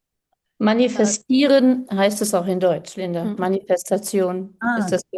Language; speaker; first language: German; native; German